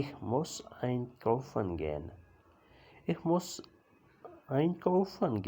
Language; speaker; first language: German; non-native, learner; Urdu